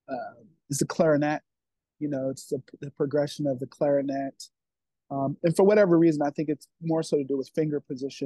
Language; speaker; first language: English; native; English